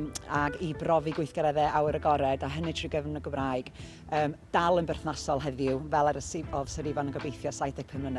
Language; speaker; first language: Welsh; native; Welsh